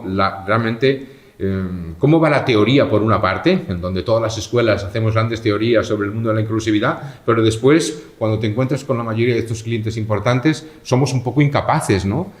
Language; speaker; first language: Spanish; native; Spanish